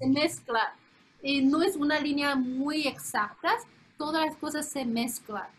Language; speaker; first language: Spanish; non-native, fluent; Korean